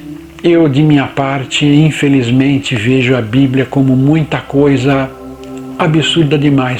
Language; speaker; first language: Portuguese; native; Portuguese